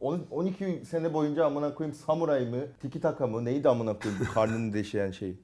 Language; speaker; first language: Turkish; non-native, fluent; Korean